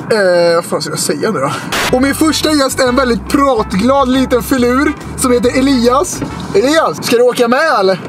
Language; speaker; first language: Swedish; native; Swedish